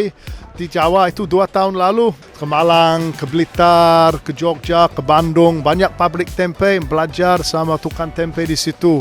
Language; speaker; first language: Indonesian; non-native, learner; English